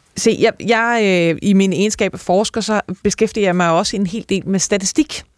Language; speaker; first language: Danish; native; Danish